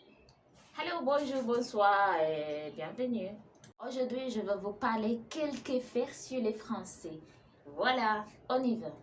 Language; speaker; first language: French; non-native, fluent; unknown